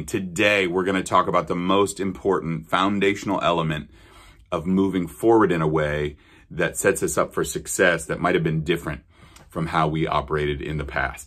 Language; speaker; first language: English; native; English